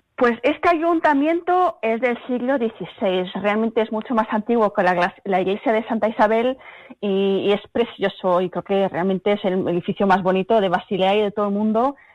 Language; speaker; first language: Spanish; early bilingual, other home language; German